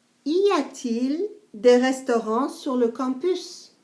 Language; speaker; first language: French; non-native, fluent; English